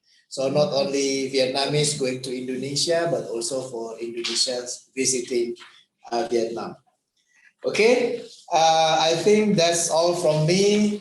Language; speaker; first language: English; non-native, fluent; Indonesian